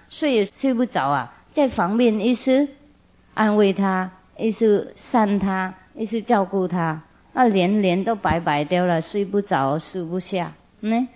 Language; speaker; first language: Chinese; non-native, fluent; Vietnamese